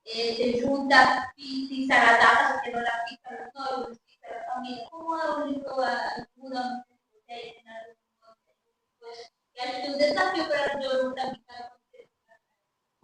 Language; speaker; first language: Portuguese; non-native, local second language; Spanish